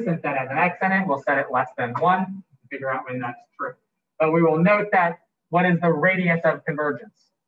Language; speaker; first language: English; native; English